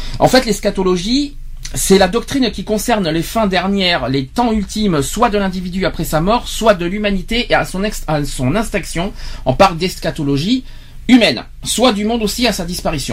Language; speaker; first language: French; native; French